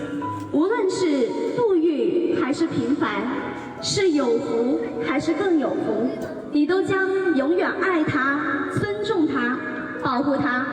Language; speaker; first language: Chinese; native; Chinese